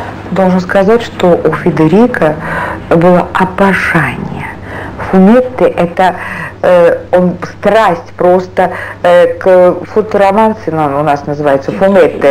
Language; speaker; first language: Russian; native; Russian